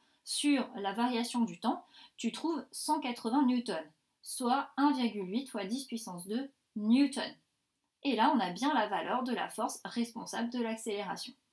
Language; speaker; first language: French; native; French